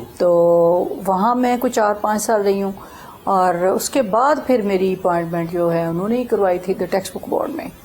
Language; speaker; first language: Urdu; non-native, local second language; Punjabi